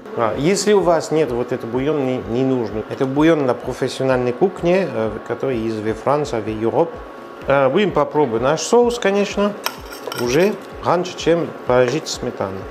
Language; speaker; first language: Russian; non-native, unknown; French